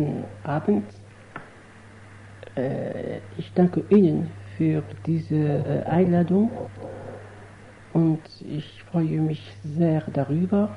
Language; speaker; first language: German; non-native, fluent; Arabic